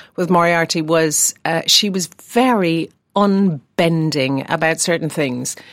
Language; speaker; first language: English; native; English